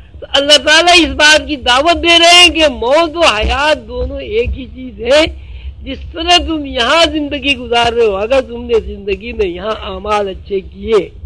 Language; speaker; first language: Urdu; native; Urdu